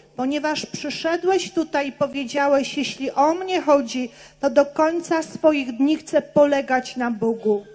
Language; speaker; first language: Polish; native; Polish